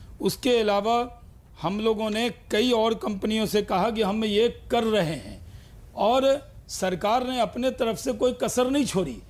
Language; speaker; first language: Hindi; native; Hindi